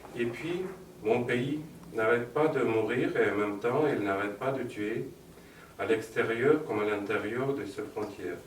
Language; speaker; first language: French; non-native, fluent; Russian